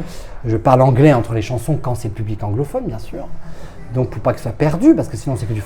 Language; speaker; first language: French; native; French